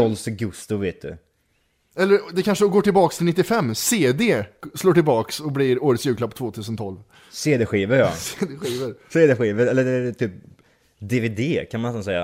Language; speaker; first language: Swedish; native; Swedish